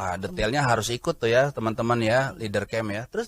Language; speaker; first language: Indonesian; native; Indonesian